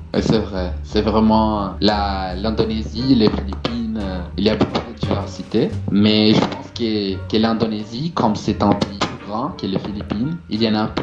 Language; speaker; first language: French; non-native, fluent; Portuguese